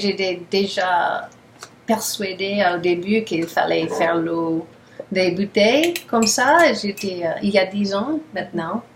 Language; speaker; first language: French; non-native, learner; English